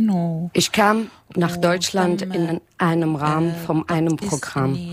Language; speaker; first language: German; non-native, learner; Arabic